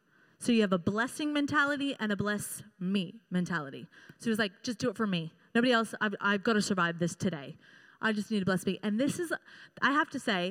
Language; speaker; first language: English; native; English